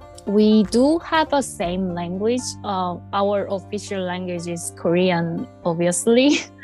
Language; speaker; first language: English; non-native, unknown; Korean